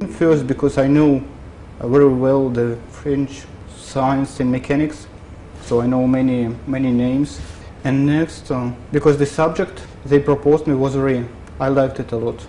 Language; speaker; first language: English; non-native, fluent; Russian